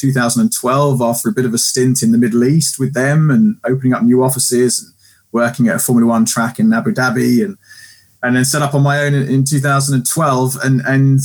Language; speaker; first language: English; native; English